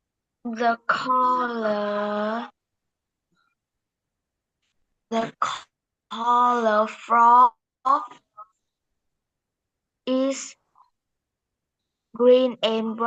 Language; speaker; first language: English; non-native, learner; Vietnamese